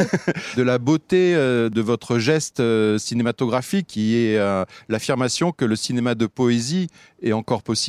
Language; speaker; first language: French; native; French